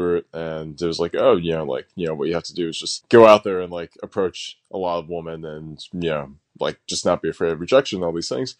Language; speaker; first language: English; native; English